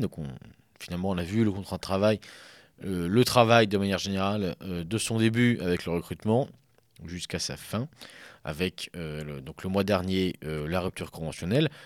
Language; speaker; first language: French; native; French